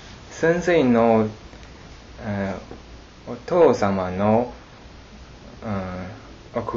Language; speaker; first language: Japanese; non-native, learner; Chinese